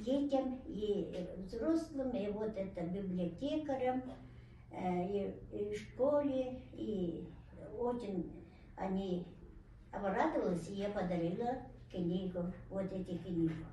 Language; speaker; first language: Russian; non-native, local second language; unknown